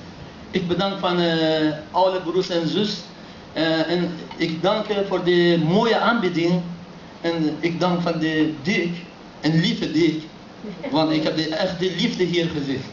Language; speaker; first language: Dutch; non-native, learner; Persian